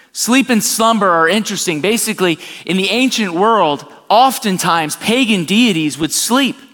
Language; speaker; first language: English; native; English